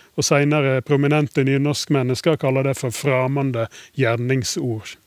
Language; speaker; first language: Norwegian; native; Norwegian